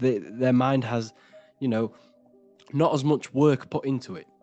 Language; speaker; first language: English; native; English